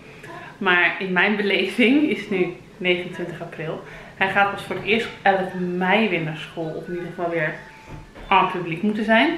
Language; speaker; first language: Dutch; native; Dutch